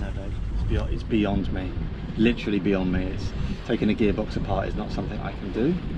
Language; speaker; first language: English; native; English